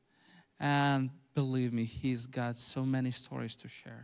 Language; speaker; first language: English; non-native, fluent; Ukrainian